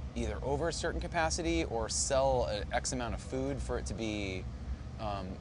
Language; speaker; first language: English; native; English